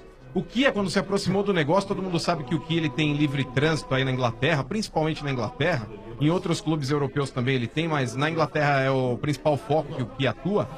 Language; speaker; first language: Portuguese; native; Portuguese